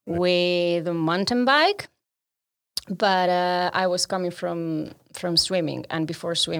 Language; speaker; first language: English; non-native, fluent; Italian